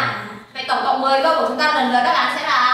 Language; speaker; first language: Chinese; non-native, fluent; Vietnamese